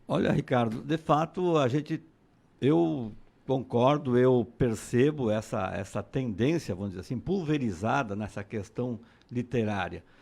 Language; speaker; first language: Portuguese; native; Portuguese